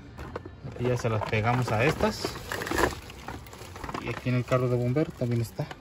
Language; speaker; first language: Spanish; native; Spanish